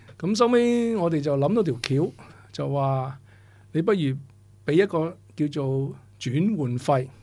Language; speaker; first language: Cantonese; native; Cantonese